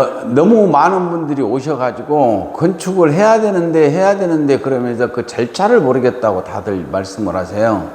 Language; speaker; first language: Korean; native; Korean